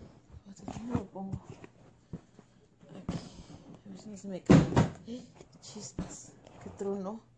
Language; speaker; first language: Spanish; native; Spanish